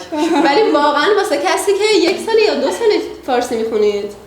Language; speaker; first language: Persian; non-native, fluent; Chinese